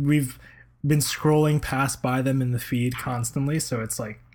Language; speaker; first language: English; early bilingual, other home language; Spanish